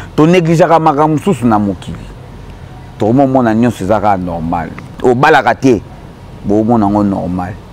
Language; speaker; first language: Lingala; native; Lingala